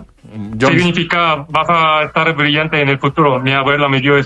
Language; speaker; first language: Spanish; non-native, learner; Korean